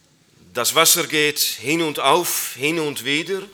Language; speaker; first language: German; non-native, learner; Dutch